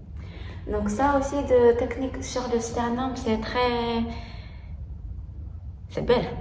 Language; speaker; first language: French; non-native, learner; Japanese